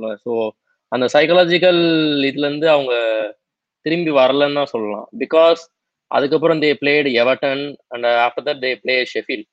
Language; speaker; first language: English; non-native, local second language; Tamil